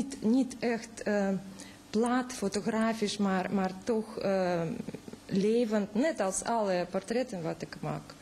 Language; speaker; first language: Dutch; non-native, fluent; Russian